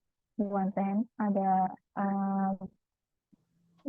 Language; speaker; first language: English; non-native, learner; Indonesian